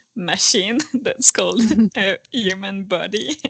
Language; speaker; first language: English; non-native, fluent; French